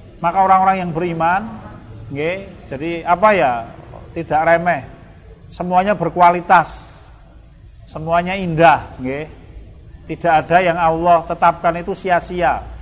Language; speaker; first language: Indonesian; non-native, local second language; Javanese